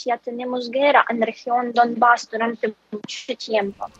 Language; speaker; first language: Spanish; non-native, fluent; Ukrainian